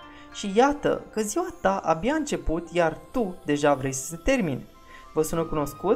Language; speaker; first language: Romanian; native; Romanian